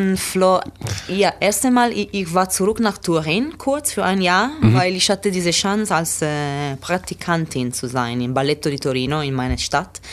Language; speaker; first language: German; non-native, learner; Italian